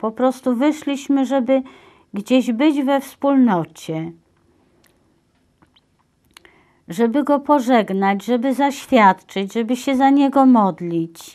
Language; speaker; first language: Polish; native; Polish